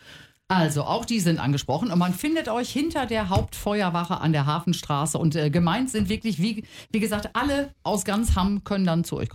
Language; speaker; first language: German; native; German